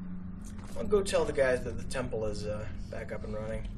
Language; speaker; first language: English; native; English